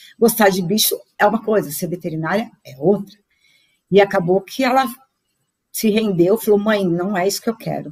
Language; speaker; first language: Portuguese; native; Portuguese